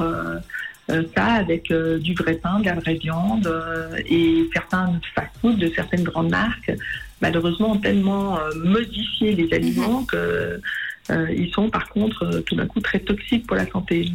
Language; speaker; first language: French; native; French